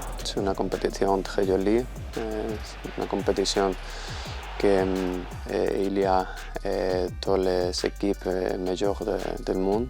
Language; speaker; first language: French; non-native, learner; Spanish